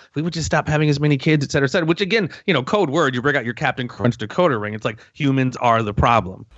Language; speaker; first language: English; native; English